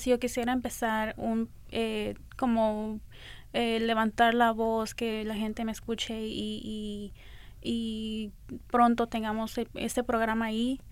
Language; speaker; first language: Spanish; early bilingual, other home language; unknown